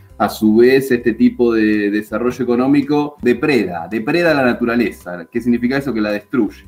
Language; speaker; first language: Spanish; native; Spanish